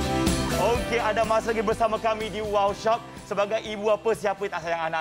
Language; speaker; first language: Malay; native; Malay